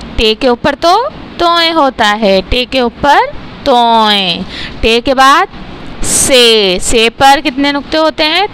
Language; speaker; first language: Urdu; non-native, local second language; Punjabi